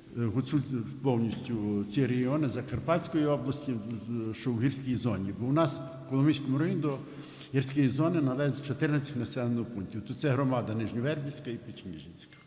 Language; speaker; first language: Ukrainian; native; Ukrainian